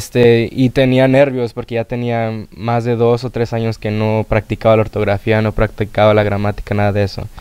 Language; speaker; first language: Spanish; early bilingual, heritage; Spanish